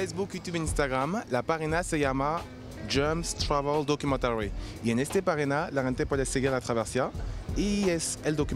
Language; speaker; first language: Spanish; non-native, fluent; French